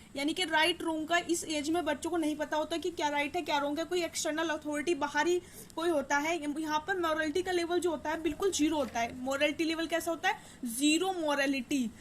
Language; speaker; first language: Hindi; native; Hindi